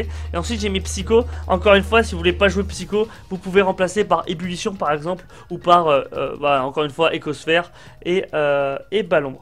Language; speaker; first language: French; native; French